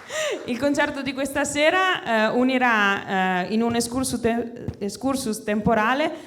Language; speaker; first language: Italian; native; Italian